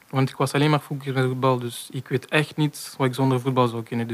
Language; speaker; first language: Dutch; non-native, local second language; French